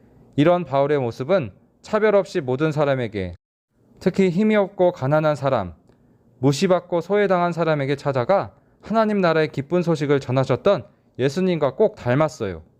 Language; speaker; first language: Korean; native; Korean